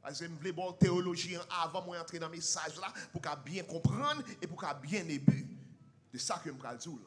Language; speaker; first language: French; non-native, learner; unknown